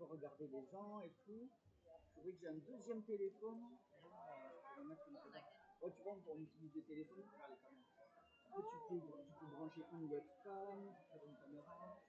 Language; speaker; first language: French; native; French